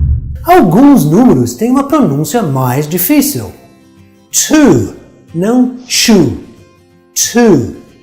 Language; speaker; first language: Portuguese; non-native, fluent; English